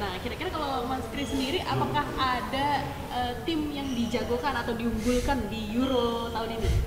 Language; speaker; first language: Indonesian; native; Indonesian